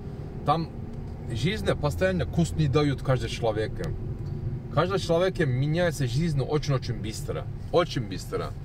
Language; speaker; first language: Russian; non-native, learner; Turkish